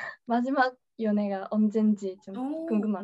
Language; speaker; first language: Korean; non-native, learner; Japanese